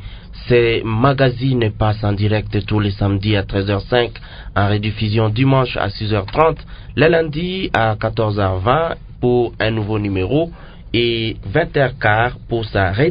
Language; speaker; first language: French; non-native, local second language; Lingala